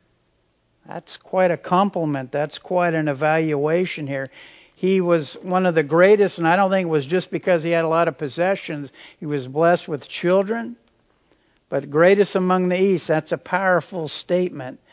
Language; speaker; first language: English; native; English